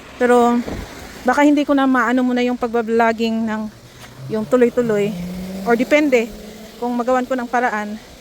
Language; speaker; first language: Filipino; native; Filipino